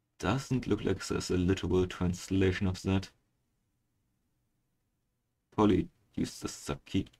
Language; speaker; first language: English; non-native, fluent; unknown